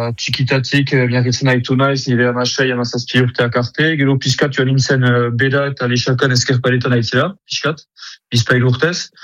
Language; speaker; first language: Basque; native; Basque